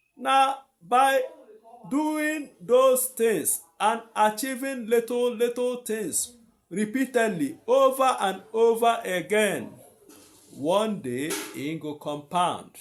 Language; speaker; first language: Nigerian Pidgin; non-native, local second language; Igbo